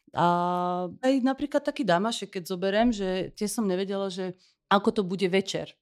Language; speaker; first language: Slovak; early bilingual, heritage; Slovak